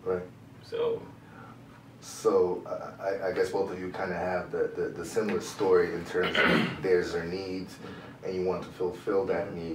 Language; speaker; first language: English; native; English